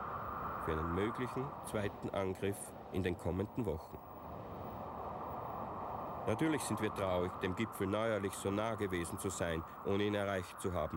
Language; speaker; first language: German; native; German